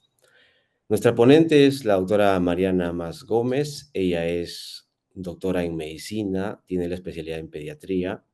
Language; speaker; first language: Spanish; native; Spanish